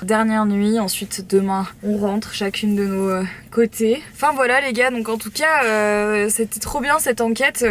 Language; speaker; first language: French; native; French